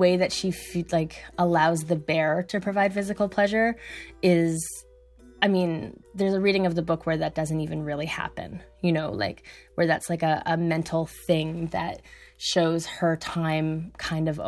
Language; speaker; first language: English; native; English